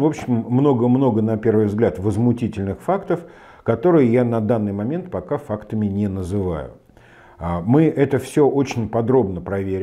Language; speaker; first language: Russian; native; Russian